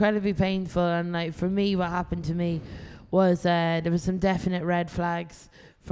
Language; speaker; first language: English; native; English